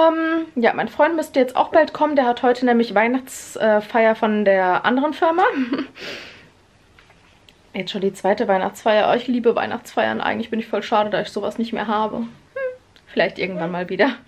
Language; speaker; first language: German; native; German